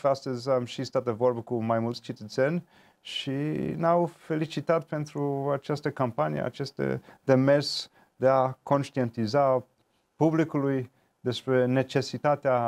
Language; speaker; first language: Romanian; non-native, fluent; English